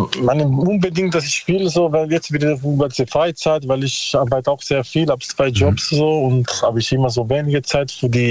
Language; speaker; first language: German; non-native, learner; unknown